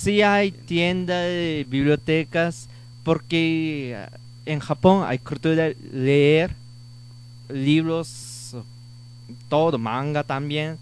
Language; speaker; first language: Spanish; non-native, learner; Japanese